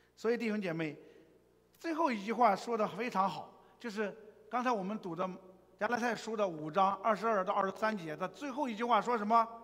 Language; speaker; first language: Chinese; native; Chinese